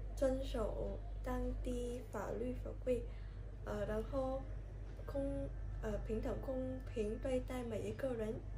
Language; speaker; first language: Chinese; non-native, learner; Vietnamese